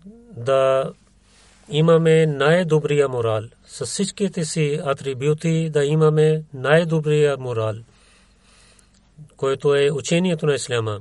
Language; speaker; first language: Bulgarian; non-native, learner; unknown